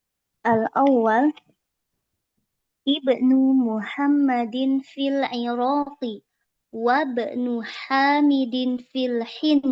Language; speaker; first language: Arabic; non-native, learner; Indonesian